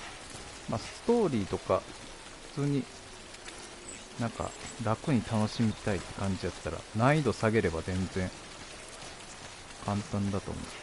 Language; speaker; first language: Japanese; native; Japanese